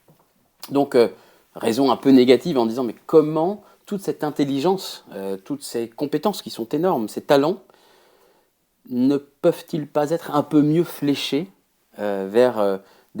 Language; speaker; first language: French; native; French